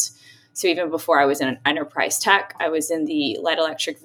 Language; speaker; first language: English; native; English